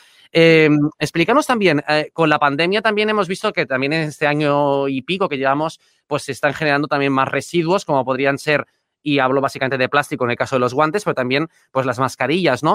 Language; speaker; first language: Spanish; native; Spanish